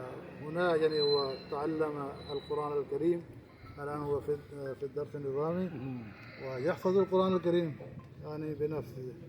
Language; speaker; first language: Arabic; non-native, learner; Urdu